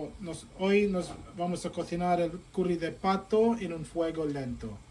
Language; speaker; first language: Spanish; non-native, fluent; Sylheti